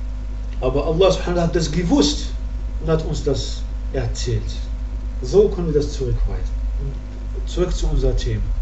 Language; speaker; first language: German; non-native, fluent; Arabic